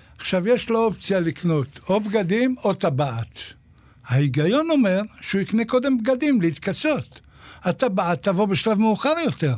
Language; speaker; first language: Hebrew; native; Hebrew